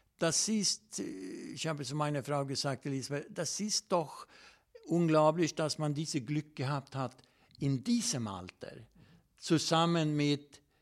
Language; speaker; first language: German; non-native, fluent; Swedish